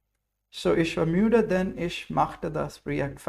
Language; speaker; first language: German; non-native, fluent; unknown